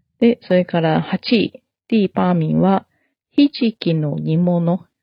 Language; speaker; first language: Japanese; non-native, fluent; Chinese